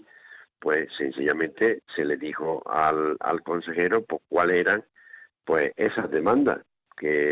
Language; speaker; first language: Spanish; native; Spanish